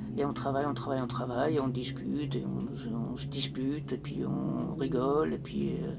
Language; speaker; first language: French; non-native, fluent; Danish